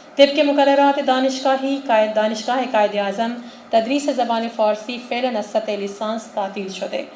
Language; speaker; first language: Persian; non-native, fluent; Urdu